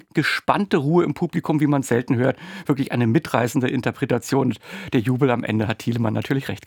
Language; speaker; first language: German; native; German